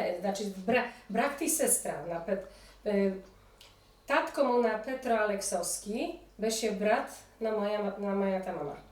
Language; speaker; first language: Macedonian; early bilingual, heritage; Polish